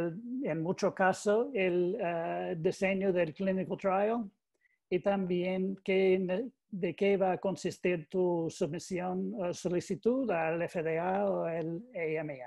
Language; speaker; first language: Spanish; non-native, learner; English